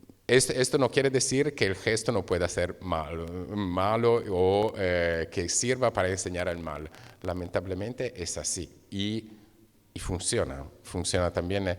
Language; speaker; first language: Spanish; non-native, fluent; Italian